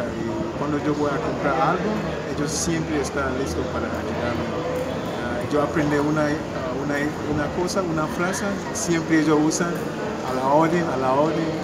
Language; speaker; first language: Spanish; non-native, learner; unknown